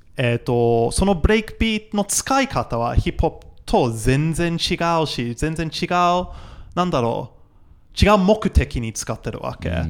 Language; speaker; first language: Japanese; non-native, fluent; English